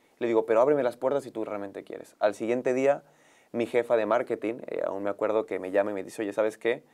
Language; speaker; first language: Spanish; native; Spanish